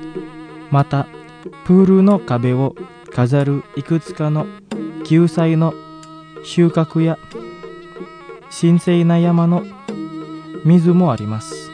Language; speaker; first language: Japanese; non-native, fluent; Indonesian